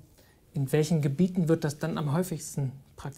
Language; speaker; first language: German; native; German